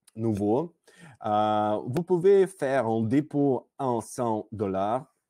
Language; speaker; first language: French; non-native, fluent; Russian